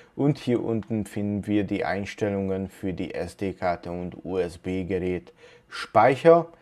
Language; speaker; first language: German; non-native, fluent; Hungarian